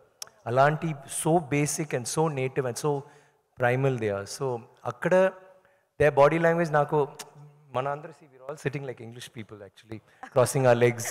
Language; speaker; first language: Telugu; non-native, learner; Tamil